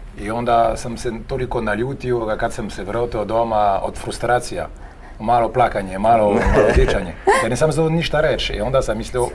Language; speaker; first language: Croatian; non-native, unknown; French